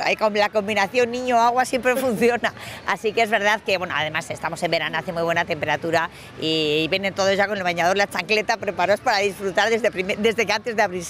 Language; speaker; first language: Spanish; native; Spanish